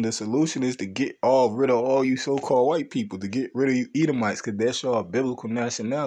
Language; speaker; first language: English; native; English